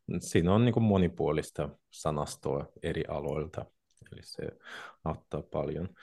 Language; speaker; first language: Finnish; non-native, fluent; Russian